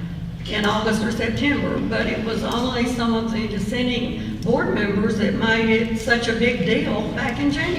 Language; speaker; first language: English; native; English